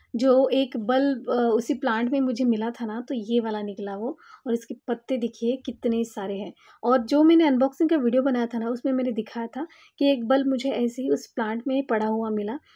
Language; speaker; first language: Hindi; non-native, local second language; Marathi